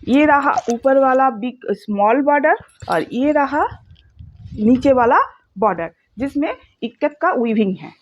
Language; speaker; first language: Hindi; non-native, local second language; Bangla